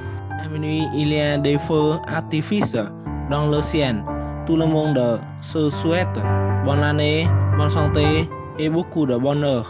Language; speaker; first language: French; non-native, learner; Vietnamese